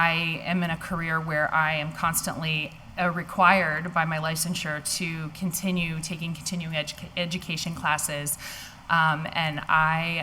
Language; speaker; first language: English; native; English